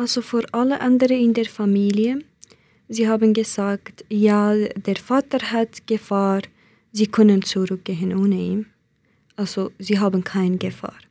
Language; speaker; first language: German; non-native, learner; Central Kurdish